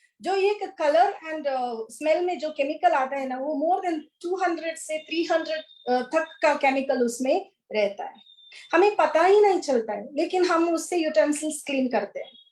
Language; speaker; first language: Hindi; non-native, local second language; Kannada